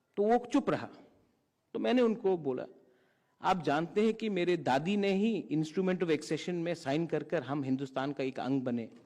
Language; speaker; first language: Hindi; non-native, local second language; Kok Borok